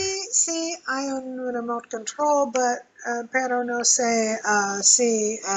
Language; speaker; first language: Spanish; non-native, learner; English